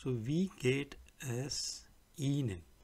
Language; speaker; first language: German; non-native, fluent; English